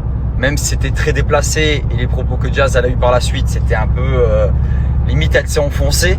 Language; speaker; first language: French; native; French